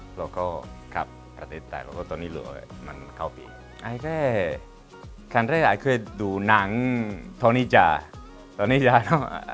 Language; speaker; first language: Thai; non-native, learner; Spanish